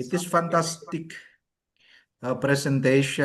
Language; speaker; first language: English; non-native, learner; Indonesian